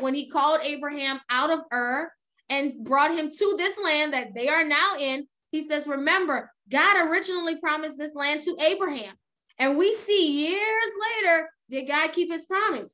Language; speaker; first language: English; native; English